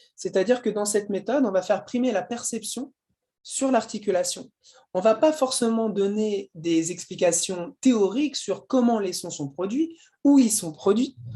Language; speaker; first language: French; native; French